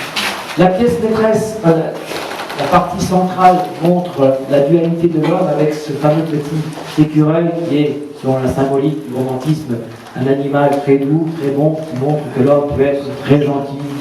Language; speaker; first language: French; native; French